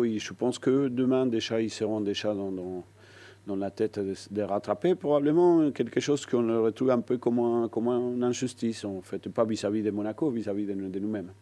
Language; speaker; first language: French; non-native, fluent; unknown